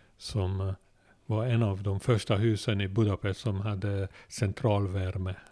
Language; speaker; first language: Swedish; non-native, fluent; Hungarian